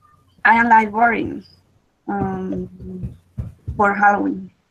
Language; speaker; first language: English; non-native, learner; Spanish